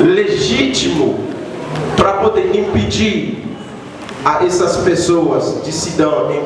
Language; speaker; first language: Portuguese; non-native, local second language; Haitian Creole